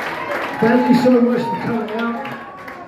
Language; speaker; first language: English; native; English